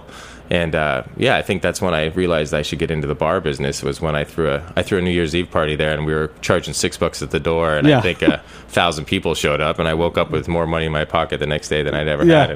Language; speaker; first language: English; native; English